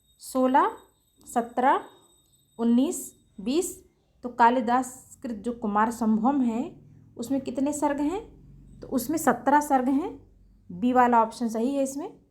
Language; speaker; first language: Hindi; native; Hindi